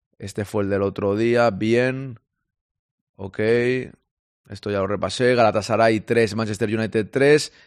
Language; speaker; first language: Spanish; native; Spanish